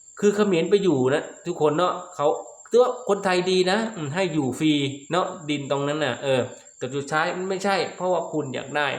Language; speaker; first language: Thai; non-native, local second language; Lao